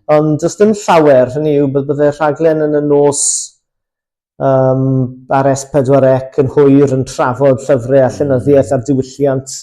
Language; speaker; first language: Welsh; native; Welsh